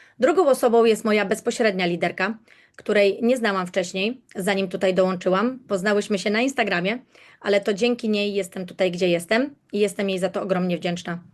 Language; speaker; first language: Polish; native; Polish